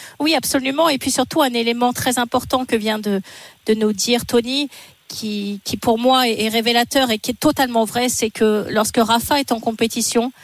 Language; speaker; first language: French; native; French